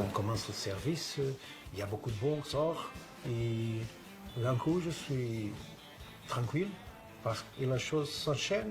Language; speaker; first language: French; non-native, fluent; Portuguese